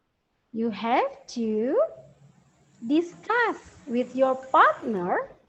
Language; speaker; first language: English; non-native, learner; Indonesian